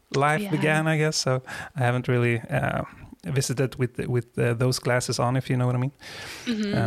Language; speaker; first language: English; non-native, fluent; Swedish